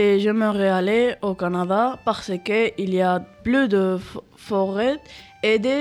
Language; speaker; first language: French; non-native, learner; Spanish